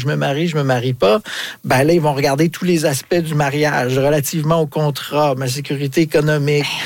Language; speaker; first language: French; native; French